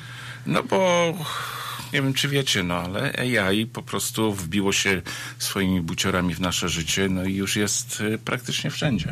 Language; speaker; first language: Polish; native; Polish